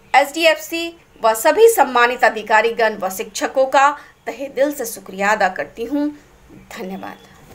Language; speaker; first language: Hindi; native; Hindi